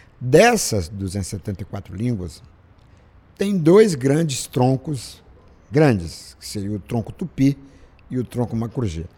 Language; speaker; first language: Portuguese; non-native, local second language; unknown